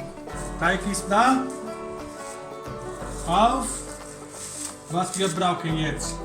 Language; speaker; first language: German; non-native, learner; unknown